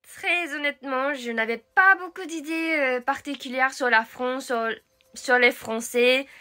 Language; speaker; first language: French; non-native, fluent; Japanese